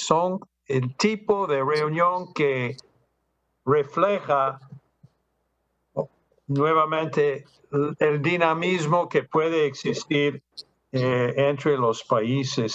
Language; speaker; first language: Spanish; non-native, fluent; English